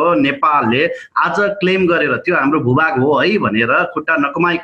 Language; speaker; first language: Nepali; native; Nepali